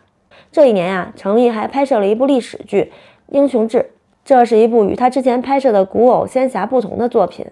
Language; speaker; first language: Chinese; native; Chinese